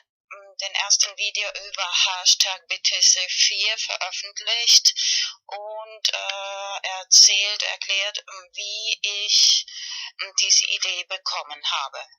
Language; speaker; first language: German; non-native, fluent; Spanish